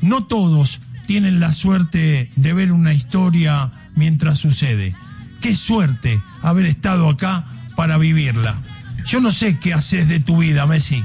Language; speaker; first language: Spanish; native; Spanish